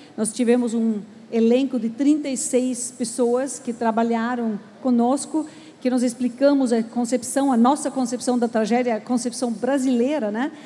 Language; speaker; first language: Portuguese; non-native, fluent; German